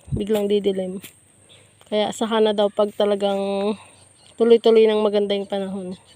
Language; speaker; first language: Filipino; native; Filipino